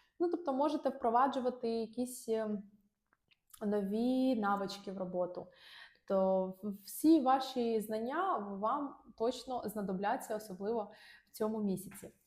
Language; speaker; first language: Ukrainian; non-native, local second language; Russian